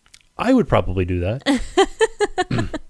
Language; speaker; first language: English; native; English